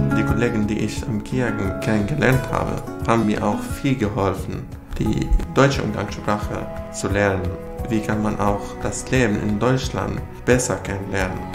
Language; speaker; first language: German; non-native, fluent; Arabic